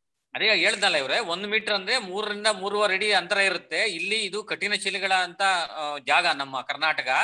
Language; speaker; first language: Kannada; native; Kannada